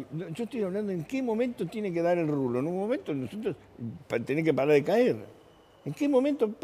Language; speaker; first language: Spanish; native; Spanish